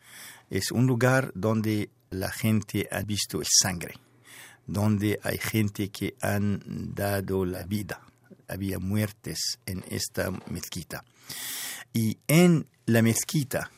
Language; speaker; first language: Spanish; non-native, fluent; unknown